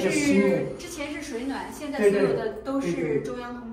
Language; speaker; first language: Chinese; native; Chinese